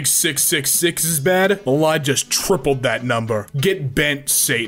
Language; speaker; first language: English; native; English